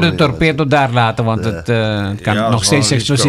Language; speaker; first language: Dutch; non-native, local second language; Papiamento